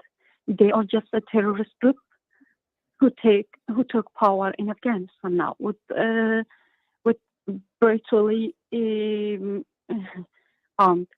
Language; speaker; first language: English; non-native, learner; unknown